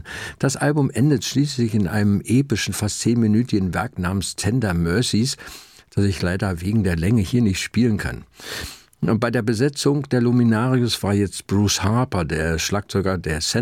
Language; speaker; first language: German; native; German